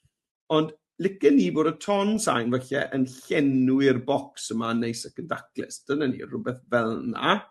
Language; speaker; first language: Welsh; native; Welsh